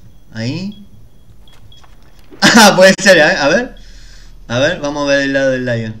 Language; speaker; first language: Spanish; native; Spanish